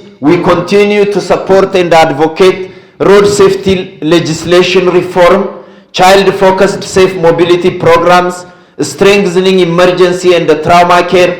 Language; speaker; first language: English; non-native, fluent; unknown